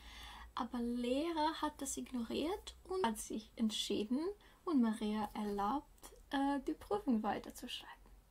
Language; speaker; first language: German; non-native, fluent; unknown